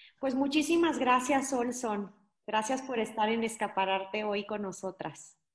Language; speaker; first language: Spanish; native; Spanish